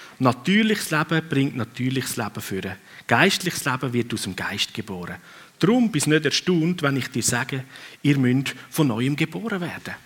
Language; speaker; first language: German; non-native, fluent; Swiss German